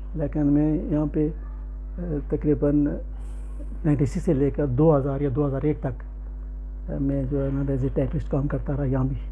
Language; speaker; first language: Urdu; non-native, local second language; Pahari-Potwari